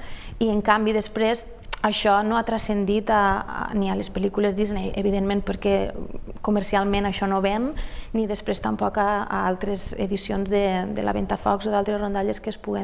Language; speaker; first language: Catalan; native; Catalan